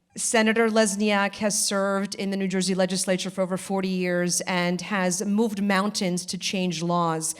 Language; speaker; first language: English; early bilingual, other home language; Polish